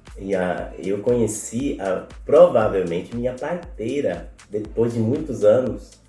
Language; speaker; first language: Portuguese; non-native, fluent; Spanish